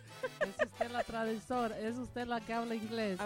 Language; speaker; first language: Spanish; native; Spanish